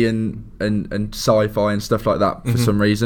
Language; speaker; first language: English; native; English